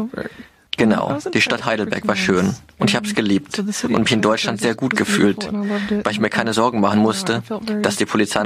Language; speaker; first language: German; non-native, fluent; English